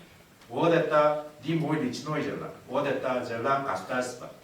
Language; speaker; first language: Russian; non-native, learner; Korean